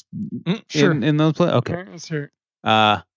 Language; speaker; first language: English; early bilingual, other home language; French